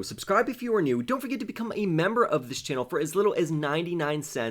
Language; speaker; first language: English; native; English